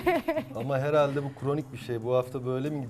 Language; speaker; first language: Turkish; native; Turkish